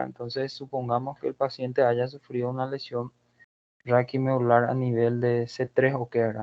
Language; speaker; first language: Spanish; non-native, fluent; Portuguese